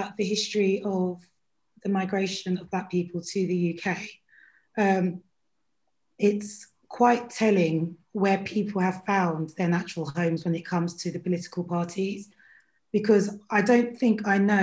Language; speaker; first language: English; native; English